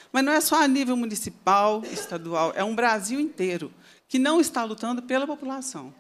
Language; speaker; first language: Portuguese; native; Portuguese